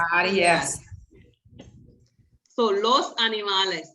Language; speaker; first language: Spanish; non-native, fluent; English